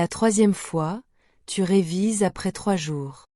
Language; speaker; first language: French; non-native, fluent; Portuguese